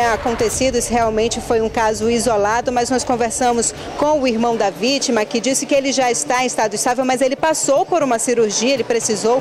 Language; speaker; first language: Portuguese; native; Portuguese